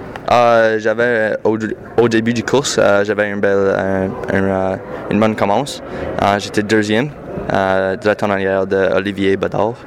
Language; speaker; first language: French; non-native, local second language; English